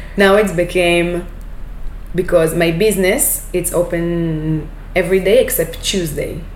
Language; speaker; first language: English; non-native, fluent; Hebrew